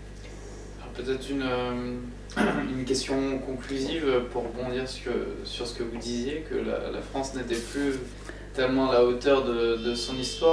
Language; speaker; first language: French; native; French